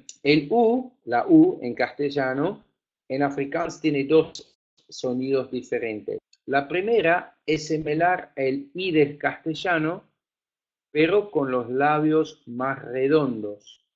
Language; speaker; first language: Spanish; non-native, fluent; Afrikaans